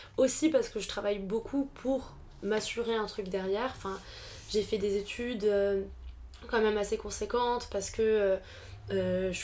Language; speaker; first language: French; native; French